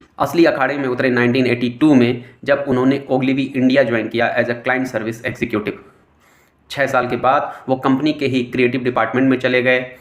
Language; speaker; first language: Hindi; native; Hindi